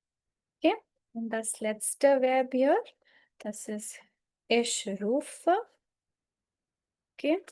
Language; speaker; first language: German; non-native, fluent; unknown